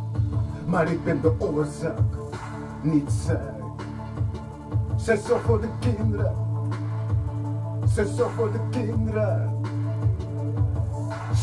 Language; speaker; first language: Dutch; non-native, fluent; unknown